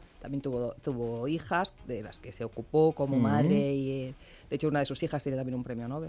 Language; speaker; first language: Spanish; native; Spanish